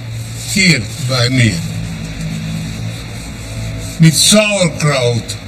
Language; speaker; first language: German; non-native, fluent; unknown